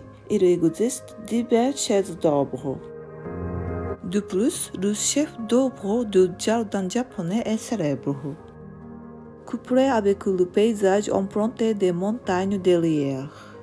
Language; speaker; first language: French; non-native, learner; Japanese